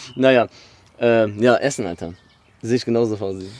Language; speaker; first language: German; non-native, fluent; Arabic